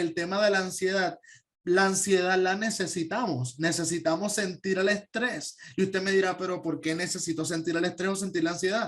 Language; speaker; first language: Spanish; native; Spanish